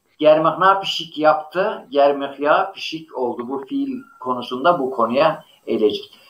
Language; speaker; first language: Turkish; non-native, local second language; Zaza